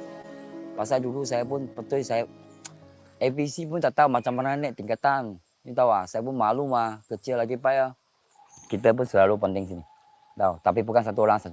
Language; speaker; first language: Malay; non-native, local second language; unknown